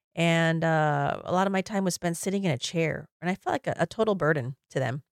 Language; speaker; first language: English; native; English